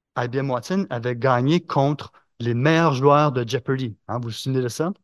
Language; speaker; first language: French; native; French